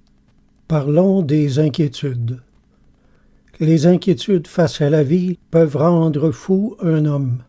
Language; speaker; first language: French; native; French